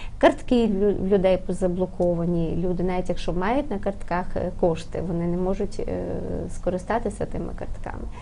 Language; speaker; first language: Ukrainian; native; Ukrainian